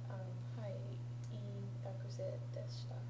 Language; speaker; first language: Japanese; non-native, learner; English